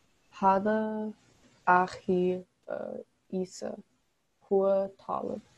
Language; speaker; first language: Arabic; non-native, learner; English